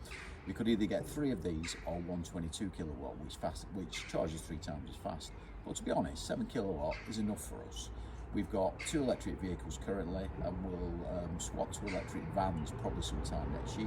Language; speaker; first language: English; native; English